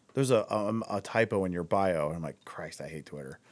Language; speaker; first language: English; native; English